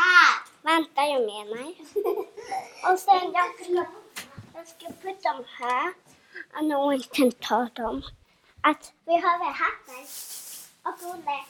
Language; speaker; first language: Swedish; early bilingual, heritage; Swedish